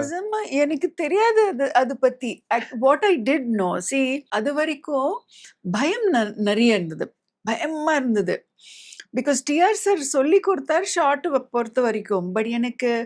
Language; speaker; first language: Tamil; non-native, local second language; English